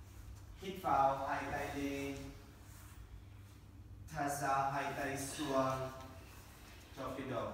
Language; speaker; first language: Vietnamese; non-native, learner; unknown